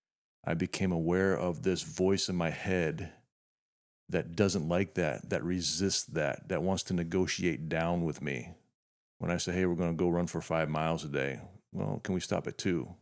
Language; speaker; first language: English; native; English